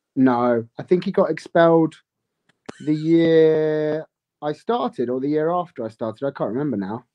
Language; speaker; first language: English; native; English